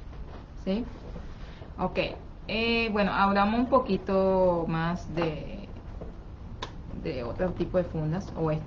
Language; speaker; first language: Spanish; non-native, fluent; Chinese